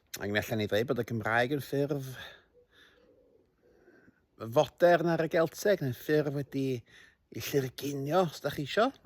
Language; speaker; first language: Welsh; native; Welsh